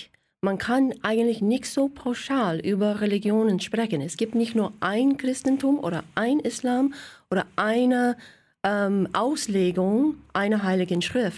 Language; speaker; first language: German; non-native, fluent; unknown